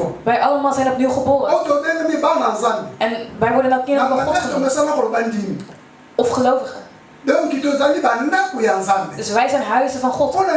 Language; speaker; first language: Dutch; non-native, fluent; Lingala